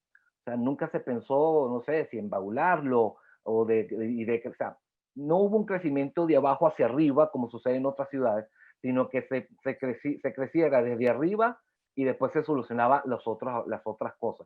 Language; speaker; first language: Spanish; native; Spanish